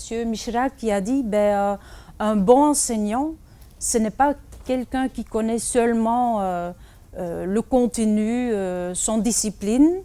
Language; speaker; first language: French; non-native, fluent; Dutch